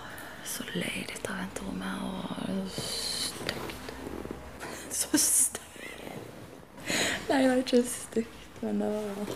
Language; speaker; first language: Norwegian; native; Norwegian